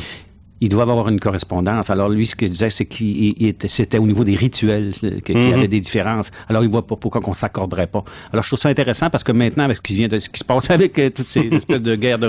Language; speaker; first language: French; native; French